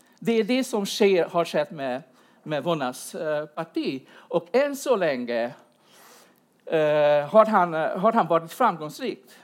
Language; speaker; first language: Swedish; non-native, fluent; Hungarian